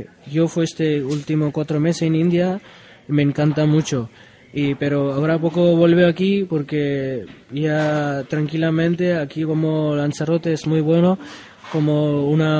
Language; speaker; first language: Spanish; non-native, learner; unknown